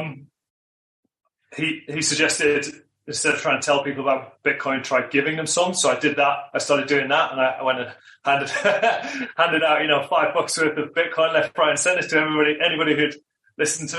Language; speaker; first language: English; native; English